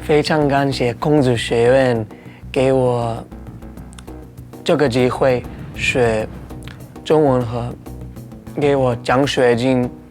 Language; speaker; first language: Chinese; non-native, learner; English